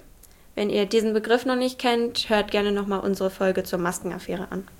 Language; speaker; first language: German; native; German